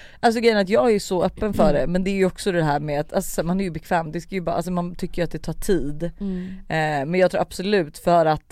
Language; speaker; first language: Swedish; native; Swedish